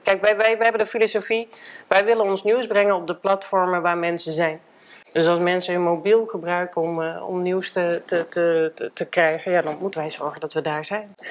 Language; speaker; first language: Dutch; native; Dutch